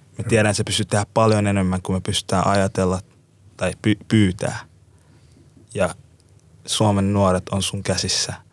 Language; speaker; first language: Finnish; non-native, fluent; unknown